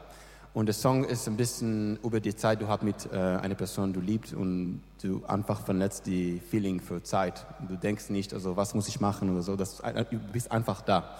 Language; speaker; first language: German; non-native, learner; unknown